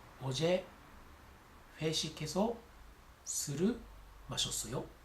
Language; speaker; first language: Korean; non-native, learner; Japanese